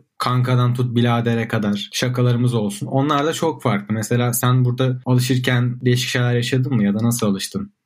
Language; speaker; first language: Turkish; native; Turkish